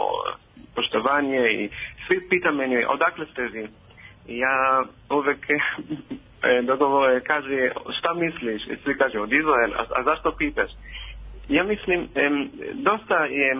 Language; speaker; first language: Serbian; non-native, learner; Hebrew